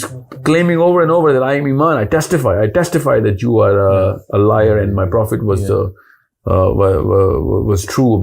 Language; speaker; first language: English; non-native, local second language; Urdu